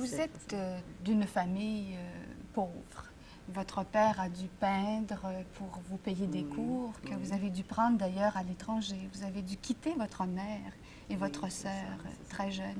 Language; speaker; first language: French; native; French